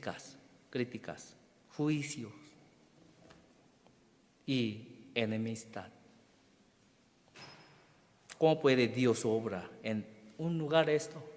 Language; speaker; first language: Spanish; non-native, learner; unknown